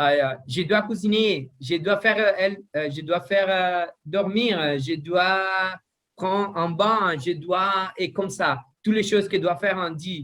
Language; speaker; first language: French; non-native, learner; Portuguese